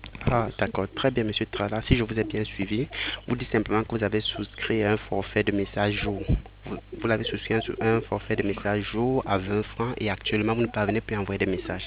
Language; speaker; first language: French; native; French